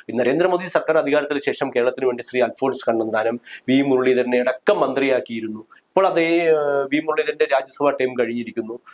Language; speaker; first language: Malayalam; native; Malayalam